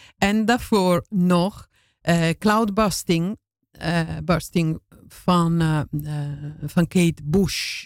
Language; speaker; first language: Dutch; non-native, fluent; Italian